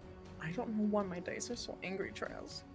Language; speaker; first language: English; native; English